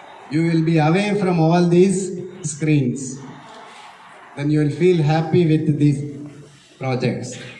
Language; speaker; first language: English; non-native, local second language; Telugu